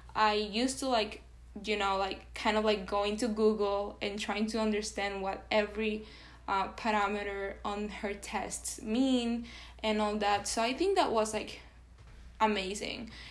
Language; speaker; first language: English; non-native, fluent; Spanish